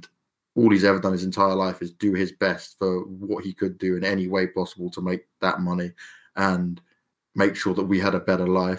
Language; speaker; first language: English; native; English